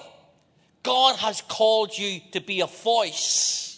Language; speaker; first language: English; native; English